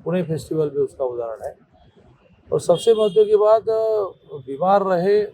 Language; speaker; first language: Hindi; non-native, local second language; Marathi